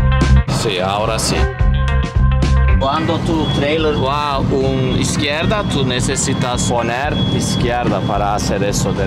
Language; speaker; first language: Spanish; non-native, learner; Turkish